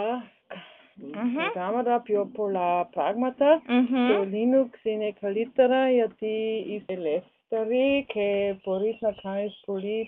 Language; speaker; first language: Greek; non-native, learner; German